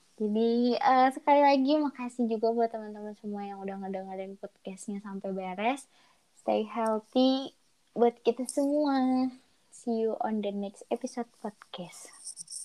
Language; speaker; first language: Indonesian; native; Indonesian